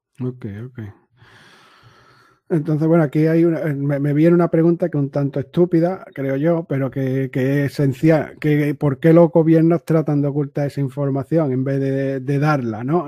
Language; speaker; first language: Spanish; native; Spanish